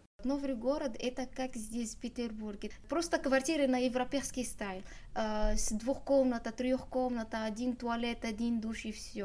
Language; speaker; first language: Russian; non-native, learner; Arabic